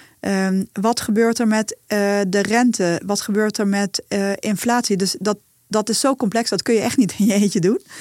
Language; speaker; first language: Dutch; native; Dutch